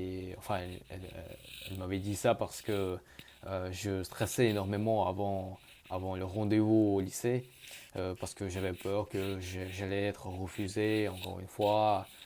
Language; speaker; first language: French; early bilingual, other home language; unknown